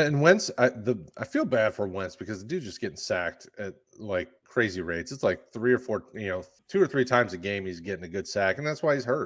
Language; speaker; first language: English; native; English